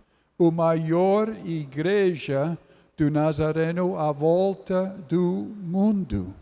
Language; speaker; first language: Portuguese; non-native, fluent; English